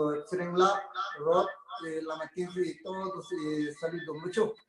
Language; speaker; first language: Spanish; non-native, learner; Tibetan